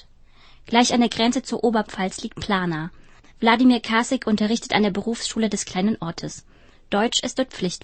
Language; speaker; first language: German; native; German